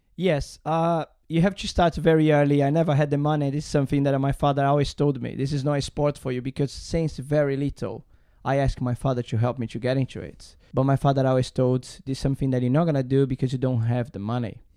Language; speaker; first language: English; non-native, learner; Portuguese